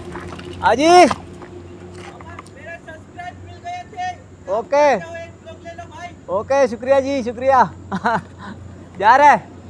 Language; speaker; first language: Hindi; non-native, local second language; Malayalam